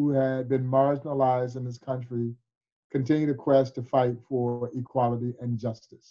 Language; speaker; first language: English; native; English